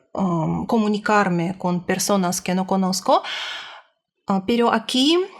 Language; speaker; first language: Spanish; non-native, learner; Russian